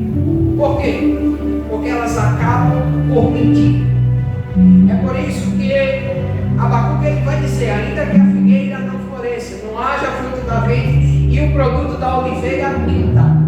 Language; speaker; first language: Portuguese; native; Portuguese